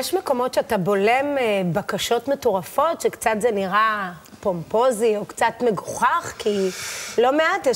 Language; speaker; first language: Hebrew; native; Hebrew